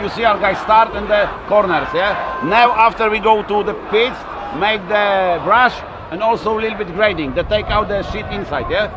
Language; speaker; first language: English; non-native, learner; Polish